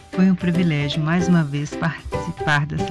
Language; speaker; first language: Portuguese; native; Portuguese